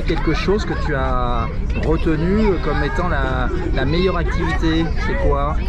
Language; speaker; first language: French; native; French